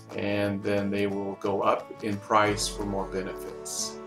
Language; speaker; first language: English; native; English